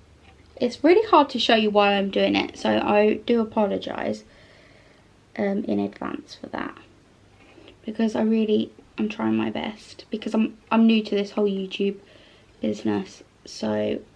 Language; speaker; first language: English; native; English